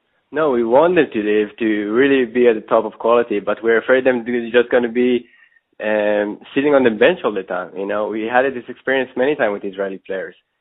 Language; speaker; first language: English; non-native, fluent; Hebrew